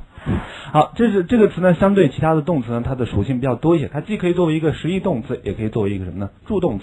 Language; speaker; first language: Chinese; native; Chinese